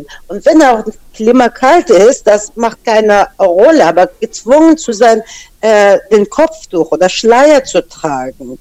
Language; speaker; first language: German; non-native, fluent; Persian